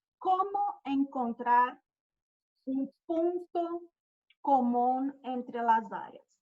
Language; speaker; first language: Spanish; non-native, fluent; Portuguese